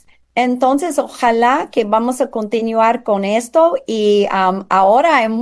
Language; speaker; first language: Spanish; non-native, fluent; English